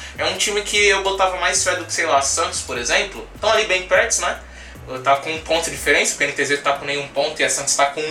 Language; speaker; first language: Portuguese; native; Portuguese